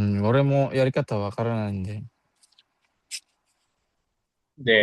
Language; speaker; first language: Japanese; non-native, learner; Indonesian